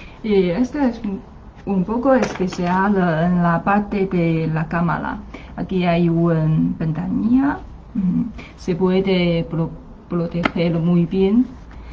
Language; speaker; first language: Spanish; non-native, learner; Chinese